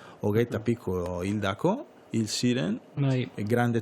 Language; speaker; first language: Basque; non-native, fluent; Italian